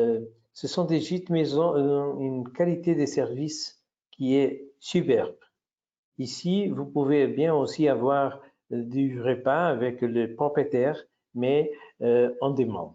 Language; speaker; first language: French; non-native, fluent; Portuguese